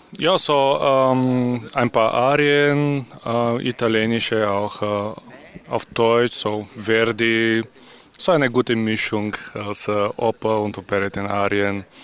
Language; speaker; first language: German; non-native, fluent; Bulgarian